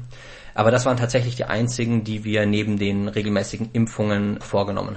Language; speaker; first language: German; native; German